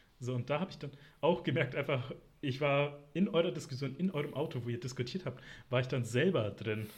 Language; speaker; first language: German; native; German